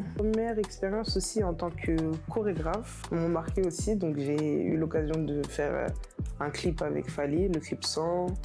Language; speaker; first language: French; native; French